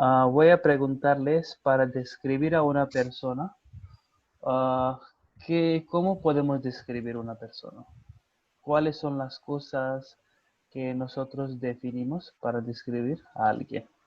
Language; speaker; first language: Spanish; non-native, fluent; Hindi